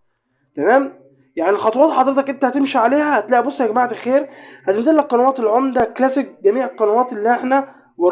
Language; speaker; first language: Arabic; native; Arabic